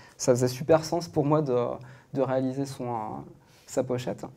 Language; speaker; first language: French; native; French